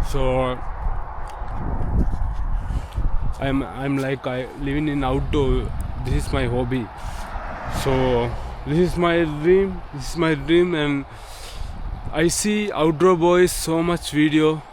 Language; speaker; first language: English; non-native, learner; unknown